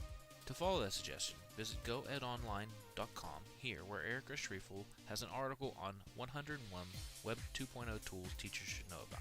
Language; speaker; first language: English; native; English